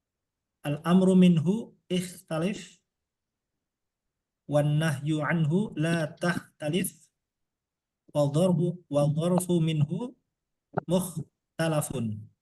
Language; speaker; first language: Arabic; non-native, learner; Indonesian